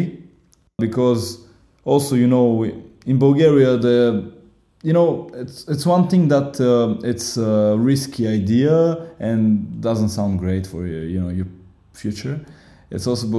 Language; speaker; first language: English; non-native, fluent; Bulgarian